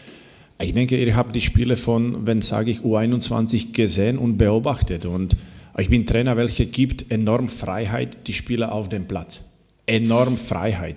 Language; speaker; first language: German; non-native, fluent; Slovak